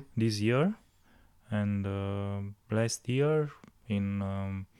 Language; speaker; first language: English; non-native, learner; Romanian